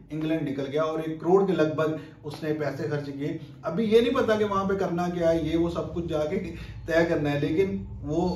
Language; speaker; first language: Urdu; native; Urdu